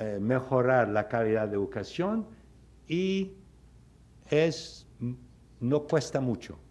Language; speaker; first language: Spanish; non-native, fluent; English